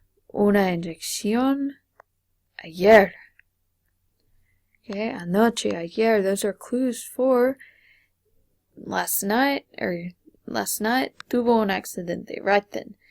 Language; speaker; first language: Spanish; non-native, fluent; English